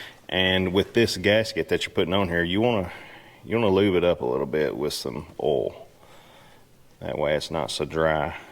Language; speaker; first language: English; native; English